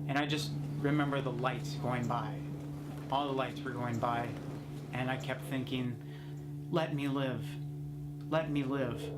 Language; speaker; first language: English; native; English